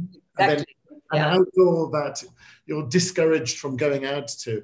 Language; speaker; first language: English; native; English